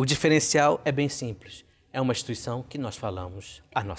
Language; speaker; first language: Portuguese; native; Portuguese